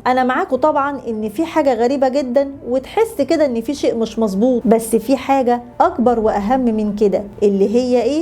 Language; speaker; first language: Arabic; native; Arabic